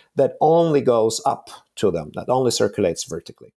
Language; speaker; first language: English; non-native, fluent; Bulgarian